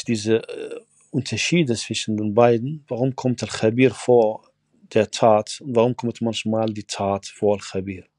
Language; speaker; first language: German; non-native, fluent; Arabic